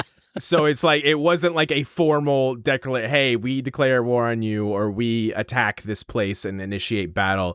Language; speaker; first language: English; native; English